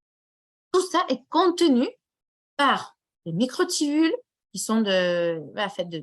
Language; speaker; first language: French; non-native, fluent; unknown